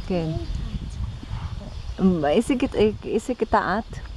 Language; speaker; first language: Hebrew; non-native, fluent; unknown